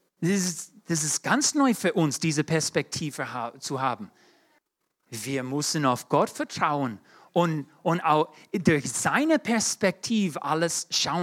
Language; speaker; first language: German; non-native, fluent; English